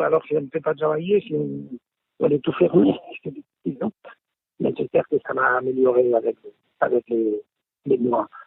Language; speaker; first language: French; non-native, fluent; Spanish